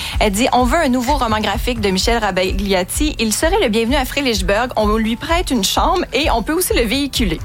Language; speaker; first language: French; native; French